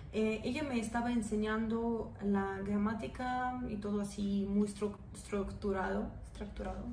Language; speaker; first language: Spanish; non-native, fluent; Russian